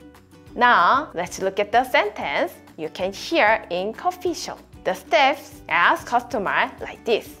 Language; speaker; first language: English; non-native, fluent; Korean